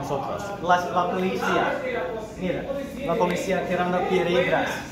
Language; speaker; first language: Spanish; non-native, learner; English